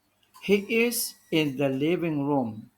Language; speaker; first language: English; non-native, fluent; Indonesian